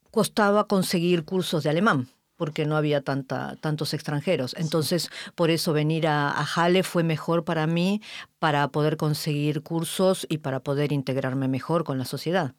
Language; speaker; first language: Spanish; native; Spanish